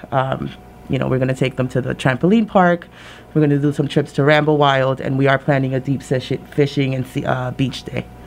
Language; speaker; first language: English; early bilingual, other home language; Spanish